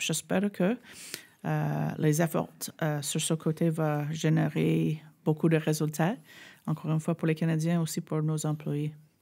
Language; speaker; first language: French; non-native, fluent; English